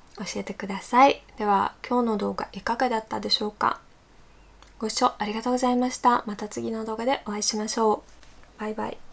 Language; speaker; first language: Japanese; non-native, fluent; Russian